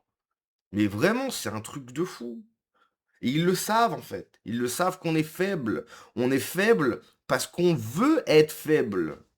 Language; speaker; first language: French; native; French